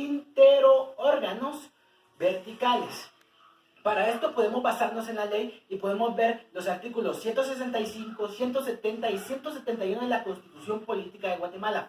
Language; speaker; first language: Spanish; native; Spanish